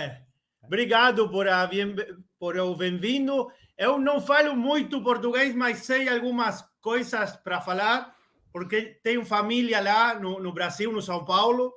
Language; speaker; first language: Portuguese; non-native, learner; Spanish